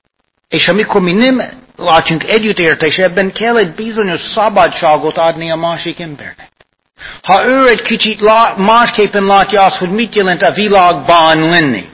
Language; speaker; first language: Hungarian; non-native, fluent; English